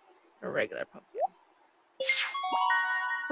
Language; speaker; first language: English; native; English